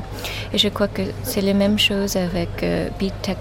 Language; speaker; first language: French; non-native, fluent; English